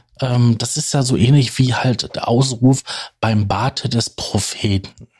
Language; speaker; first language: German; native; German